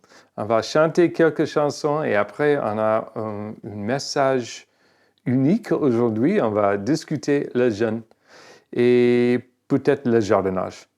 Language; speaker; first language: French; non-native, fluent; English